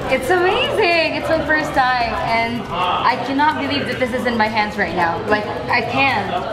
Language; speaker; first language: English; non-native, local second language; Urdu